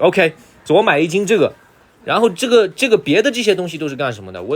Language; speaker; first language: Chinese; early bilingual, other home language; English